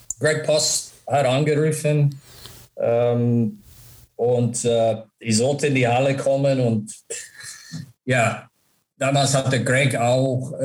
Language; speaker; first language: German; non-native, fluent; English